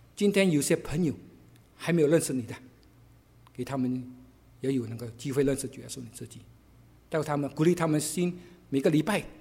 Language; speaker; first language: Chinese; non-native, local second language; Cantonese